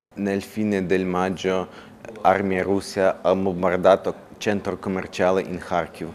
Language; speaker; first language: Italian; non-native, learner; Ukrainian